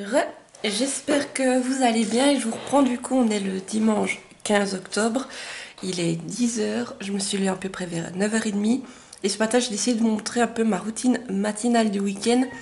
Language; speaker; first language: French; native; French